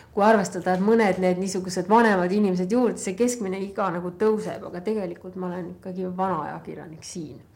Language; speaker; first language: Estonian; native; Estonian